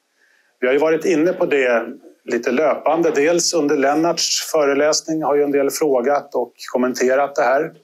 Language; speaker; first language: Swedish; native; Swedish